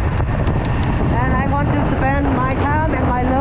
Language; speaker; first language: English; non-native, learner; Vietnamese